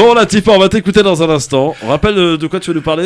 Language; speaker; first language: French; native; French